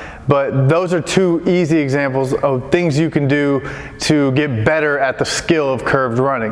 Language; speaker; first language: English; native; English